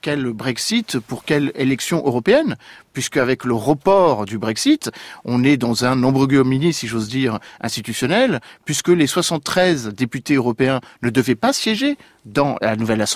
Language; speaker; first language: French; native; French